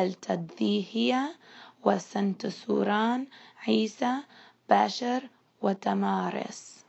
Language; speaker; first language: Arabic; non-native, learner; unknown